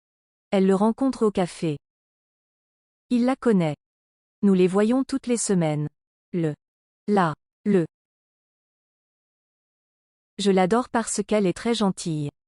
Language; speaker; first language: French; non-native, learner; English